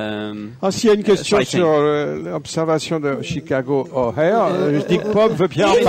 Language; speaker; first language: French; native; French